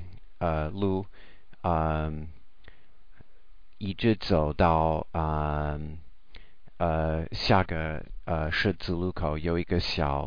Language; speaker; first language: Chinese; non-native, learner; English